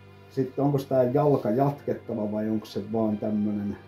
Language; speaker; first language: Finnish; native; Finnish